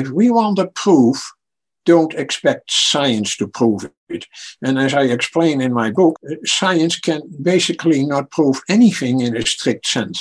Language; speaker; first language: English; non-native, fluent; Dutch